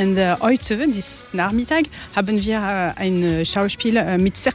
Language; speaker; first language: German; non-native, learner; French